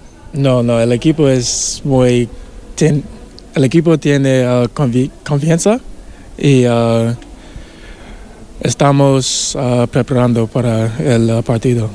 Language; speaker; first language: Spanish; non-native, learner; English